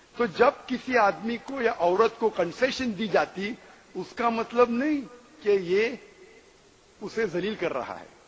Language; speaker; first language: Urdu; non-native, local second language; Konkani